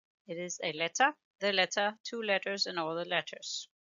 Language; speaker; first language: English; non-native, fluent; Danish